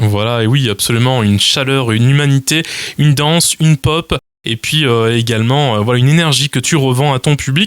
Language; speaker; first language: French; native; French